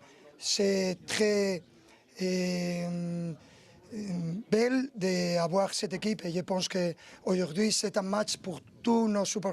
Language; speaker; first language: French; non-native, learner; Spanish